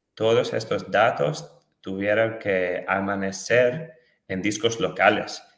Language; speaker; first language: Spanish; non-native, fluent; Hungarian